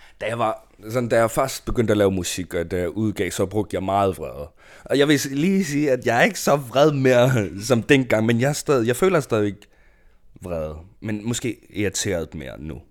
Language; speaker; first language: Danish; non-native, local second language; Kalaallisut